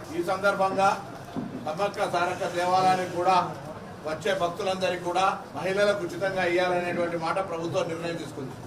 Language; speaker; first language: Telugu; native; Telugu